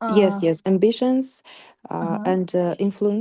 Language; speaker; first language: English; non-native, learner; Russian